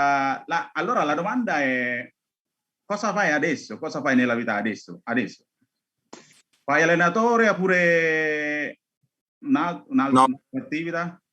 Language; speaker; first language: Italian; non-native, learner; Indonesian